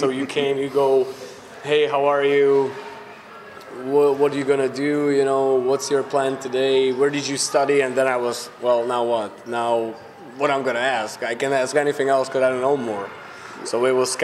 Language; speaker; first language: English; non-native, fluent; Slovak